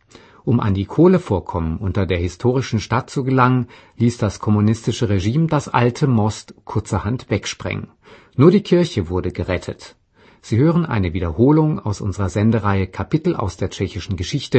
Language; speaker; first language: German; native; German